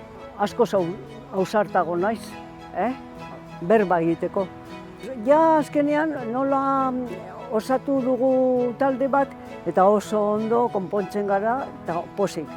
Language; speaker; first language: Basque; non-native, local second language; Spanish